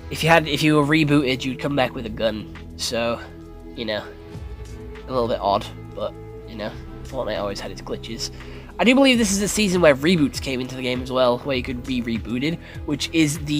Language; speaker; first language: English; native; English